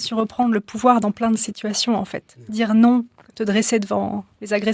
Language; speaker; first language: French; native; French